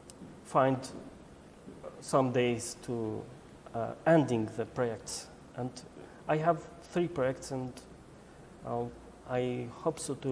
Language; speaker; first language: English; non-native, learner; Albanian